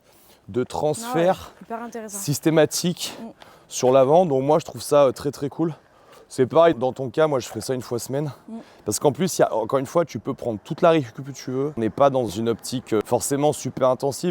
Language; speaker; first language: French; native; French